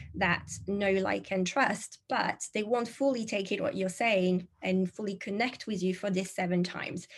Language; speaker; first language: English; non-native, fluent; French